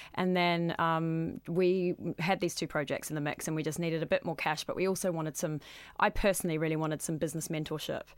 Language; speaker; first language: English; native; English